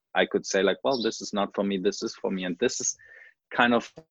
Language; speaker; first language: English; non-native, fluent; German